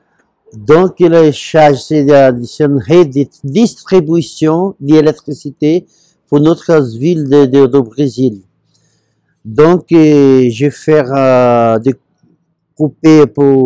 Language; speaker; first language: French; non-native, learner; Portuguese